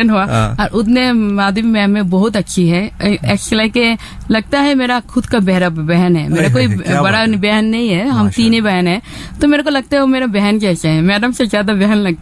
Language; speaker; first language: Hindi; non-native, fluent; Bangla